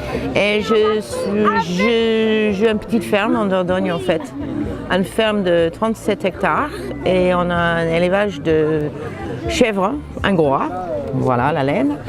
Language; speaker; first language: French; non-native, fluent; English